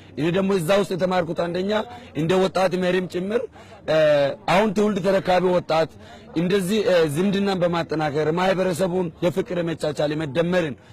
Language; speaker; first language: Amharic; non-native, local second language; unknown